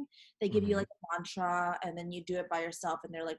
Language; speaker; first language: English; native; English